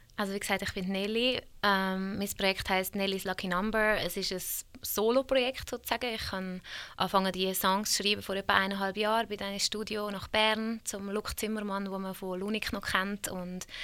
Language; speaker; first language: German; early bilingual, other home language; Hungarian